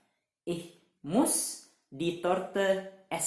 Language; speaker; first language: German; non-native, learner; Indonesian